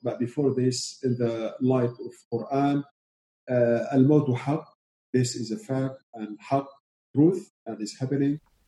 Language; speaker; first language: English; non-native, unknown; Arabic